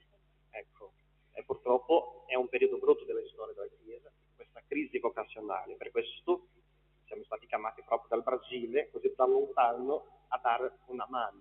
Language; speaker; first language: Italian; non-native, fluent; Portuguese